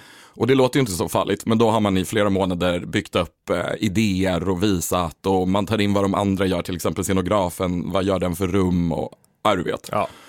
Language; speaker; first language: Swedish; native; Swedish